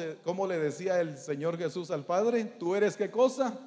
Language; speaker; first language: Spanish; native; Spanish